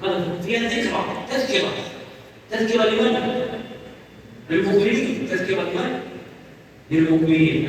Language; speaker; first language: Arabic; native; Arabic